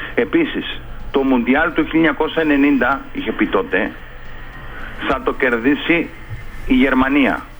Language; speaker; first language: Greek; non-native, fluent; Spanish